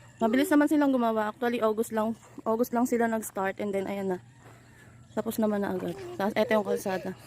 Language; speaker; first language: Filipino; native; Filipino